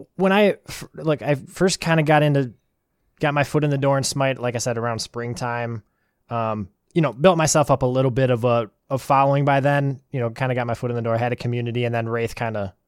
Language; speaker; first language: English; native; English